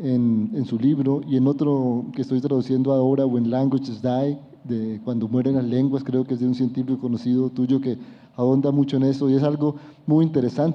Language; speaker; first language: Spanish; native; Spanish